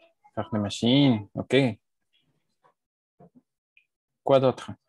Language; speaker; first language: French; non-native, learner; Spanish